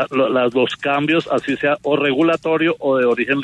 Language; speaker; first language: Spanish; native; Spanish